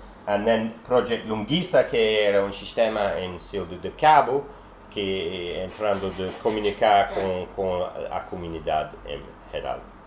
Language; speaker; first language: Portuguese; non-native, learner; English